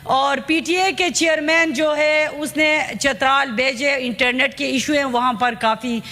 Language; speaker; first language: Urdu; non-native, local second language; Khowar